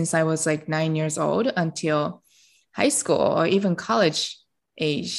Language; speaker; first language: English; non-native, fluent; Japanese